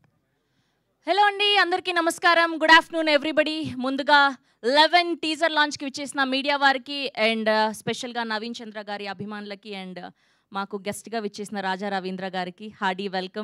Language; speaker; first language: Telugu; native; Telugu